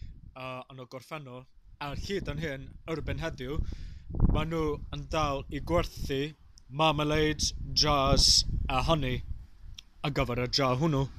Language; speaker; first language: Welsh; non-native, local second language; English